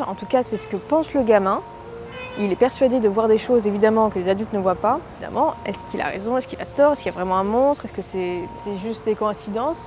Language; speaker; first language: French; native; French